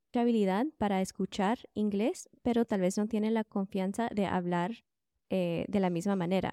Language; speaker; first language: Spanish; early bilingual, heritage; Spanish